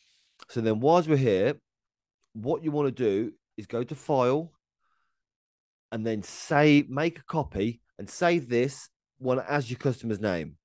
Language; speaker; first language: English; native; English